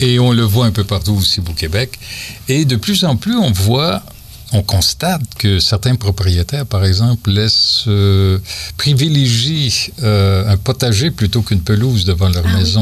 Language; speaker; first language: French; native; French